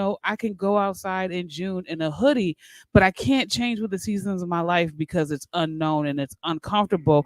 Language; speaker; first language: English; native; English